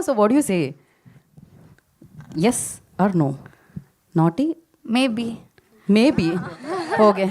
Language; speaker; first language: Telugu; native; Telugu